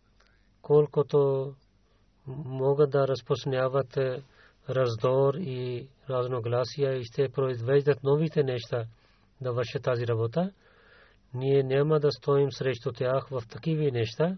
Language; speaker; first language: Bulgarian; non-native, learner; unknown